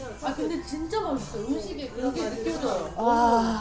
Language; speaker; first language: Korean; native; Korean